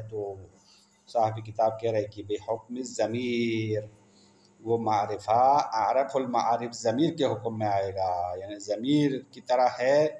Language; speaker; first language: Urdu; non-native, local second language; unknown